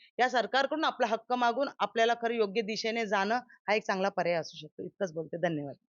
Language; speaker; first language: Marathi; native; Marathi